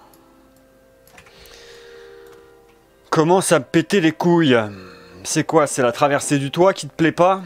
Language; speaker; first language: French; native; French